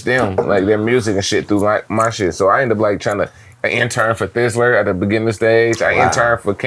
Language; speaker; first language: English; native; English